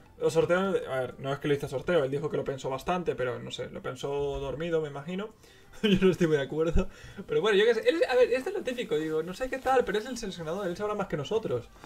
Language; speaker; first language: Spanish; native; Spanish